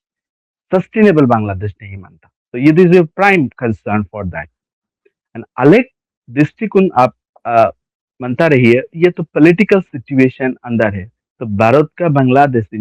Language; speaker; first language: Hindi; non-native, learner; Bangla